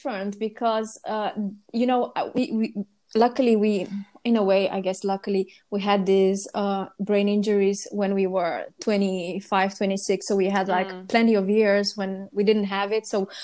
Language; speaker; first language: English; non-native, fluent; Romanian